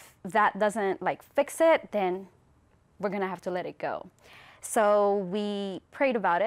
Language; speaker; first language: English; non-native, local second language; Filipino